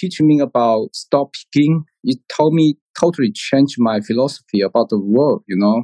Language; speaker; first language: English; non-native, learner; Chinese